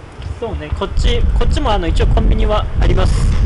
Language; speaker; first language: Japanese; native; Japanese